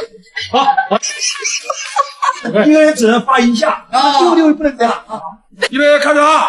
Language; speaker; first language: Chinese; native; Chinese